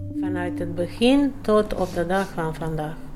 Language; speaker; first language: Dutch; non-native, fluent; Romanian